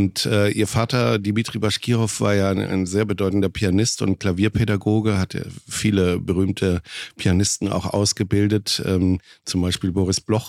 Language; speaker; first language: German; native; German